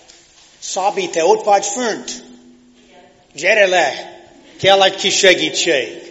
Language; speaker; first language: Hungarian; non-native, fluent; English